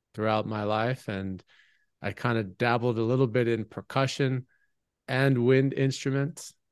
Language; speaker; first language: English; native; English